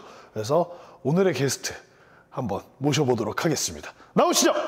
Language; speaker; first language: Korean; native; Korean